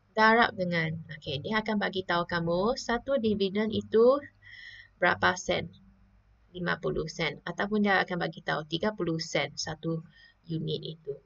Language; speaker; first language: Malay; non-native, local second language; Chinese